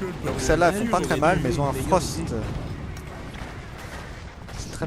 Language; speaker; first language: French; native; French